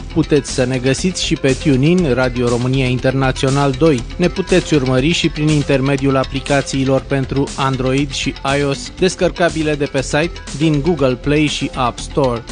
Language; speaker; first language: Romanian; native; Romanian